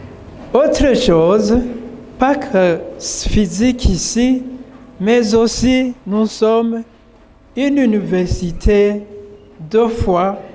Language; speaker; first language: French; non-native, local second language; Rundi